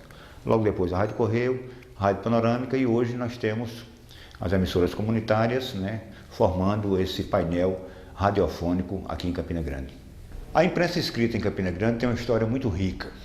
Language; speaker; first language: Portuguese; native; Portuguese